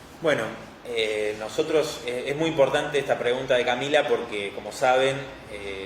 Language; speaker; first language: Spanish; native; Spanish